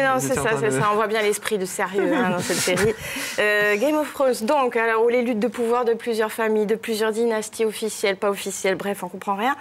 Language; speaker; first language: French; native; French